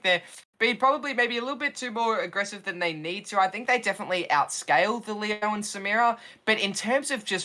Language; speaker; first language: English; native; English